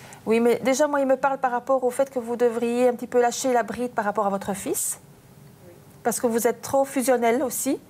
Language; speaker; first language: French; native; French